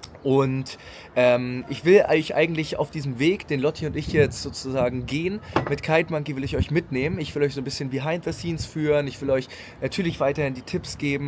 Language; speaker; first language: German; native; German